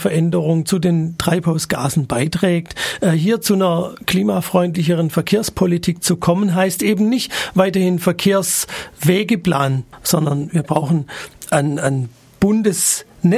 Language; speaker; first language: German; native; German